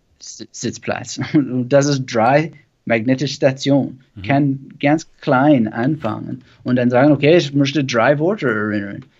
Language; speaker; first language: German; non-native, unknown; English